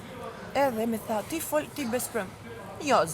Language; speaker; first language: Albanian; non-native, learner; English